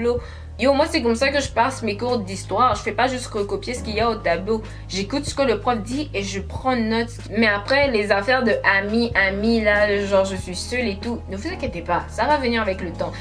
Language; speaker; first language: French; native; French